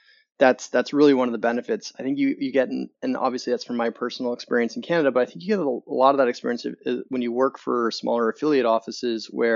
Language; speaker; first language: English; native; English